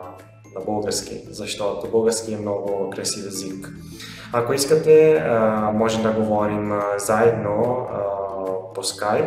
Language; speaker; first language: Bulgarian; non-native, learner; Italian